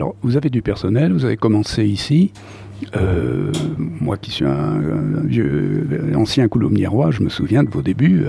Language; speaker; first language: French; native; French